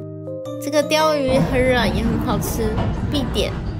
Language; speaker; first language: Chinese; native; Chinese